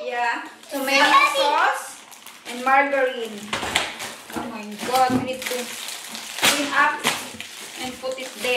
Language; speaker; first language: English; non-native, learner; Filipino